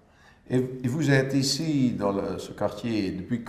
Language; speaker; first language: French; non-native, fluent; Dutch